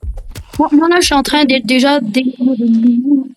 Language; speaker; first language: French; native; French